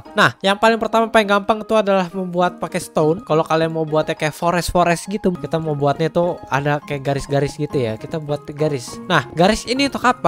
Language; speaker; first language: Indonesian; native; Indonesian